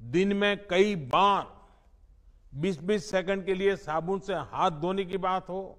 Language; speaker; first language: Hindi; non-native, local second language; Gujarati